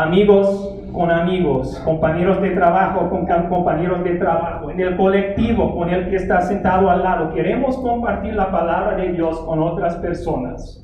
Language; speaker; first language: Spanish; non-native, fluent; English